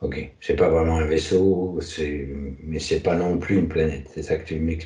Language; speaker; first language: French; native; French